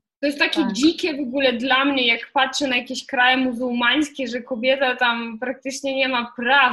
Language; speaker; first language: Polish; non-native, fluent; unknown